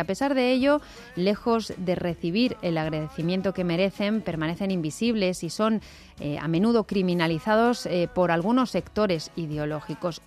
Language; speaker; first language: Spanish; native; Spanish